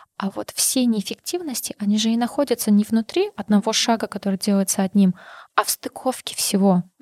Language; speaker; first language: Russian; non-native, local second language; Karachay-Balkar